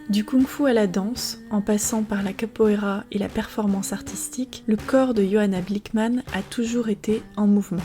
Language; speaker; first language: French; native; French